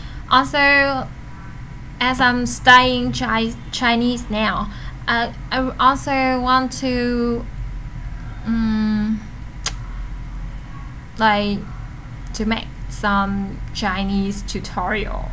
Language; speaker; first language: English; non-native, learner; Vietnamese